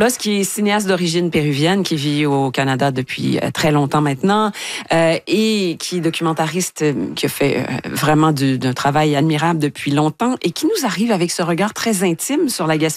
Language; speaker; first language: French; native; French